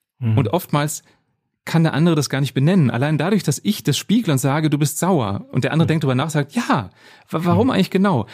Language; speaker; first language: German; native; German